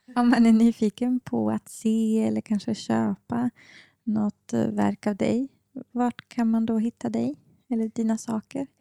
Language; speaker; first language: Swedish; native; Swedish